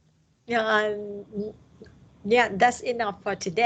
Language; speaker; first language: English; non-native, learner; Vietnamese